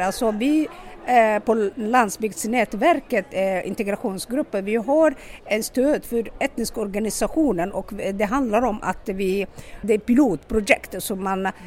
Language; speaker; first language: Swedish; non-native, local second language; Somali